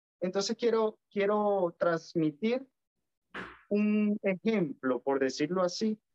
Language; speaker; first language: Spanish; native; Spanish